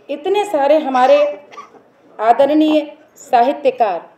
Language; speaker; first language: Hindi; native; Hindi